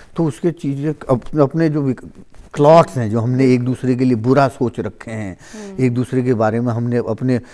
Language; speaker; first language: Hindi; native; Hindi